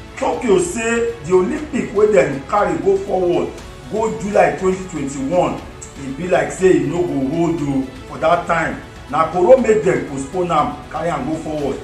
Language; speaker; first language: Nigerian Pidgin; non-native, local second language; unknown